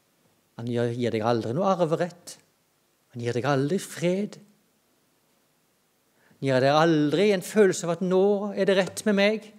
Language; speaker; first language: Norwegian; native; Norwegian